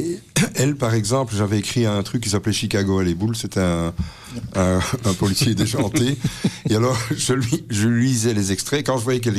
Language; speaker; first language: French; native; French